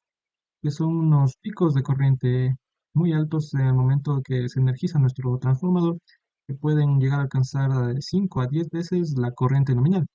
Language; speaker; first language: Spanish; native; Spanish